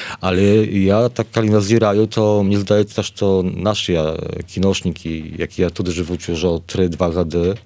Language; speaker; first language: Polish; non-native, learner; Belarusian